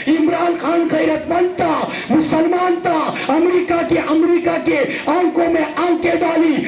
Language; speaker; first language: Urdu; non-native, local second language; Pashto